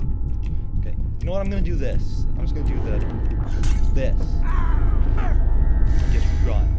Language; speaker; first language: English; native; English